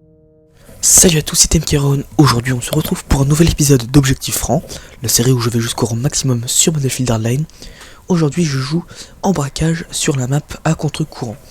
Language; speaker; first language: French; native; French